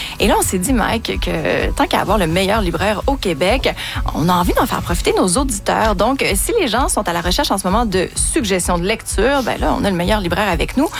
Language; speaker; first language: French; native; French